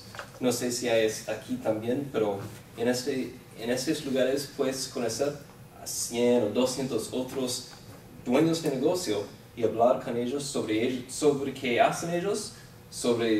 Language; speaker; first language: Spanish; non-native, fluent; English